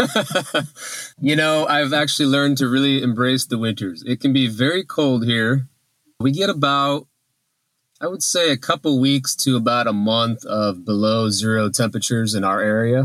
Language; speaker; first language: English; native; English